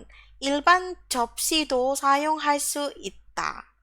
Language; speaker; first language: Korean; non-native, fluent; Indonesian